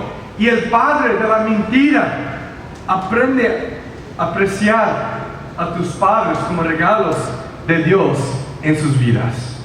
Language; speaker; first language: Spanish; early bilingual, heritage; Spanish